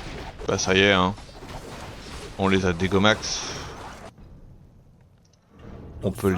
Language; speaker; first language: French; native; French